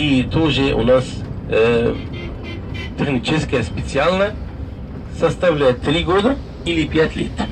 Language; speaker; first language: Russian; non-native, fluent; Arabic